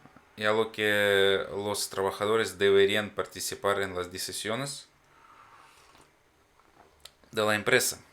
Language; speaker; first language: Spanish; non-native, fluent; Ukrainian